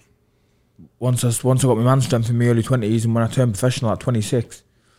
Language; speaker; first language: English; native; English